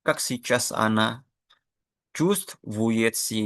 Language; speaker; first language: Russian; non-native, fluent; Indonesian